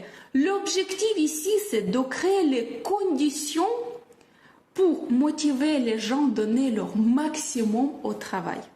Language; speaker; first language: French; non-native, fluent; Russian